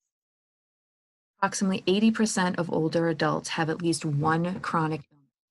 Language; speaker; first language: English; native; English